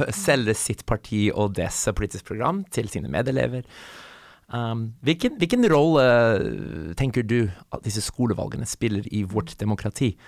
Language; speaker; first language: Norwegian; non-native, fluent; English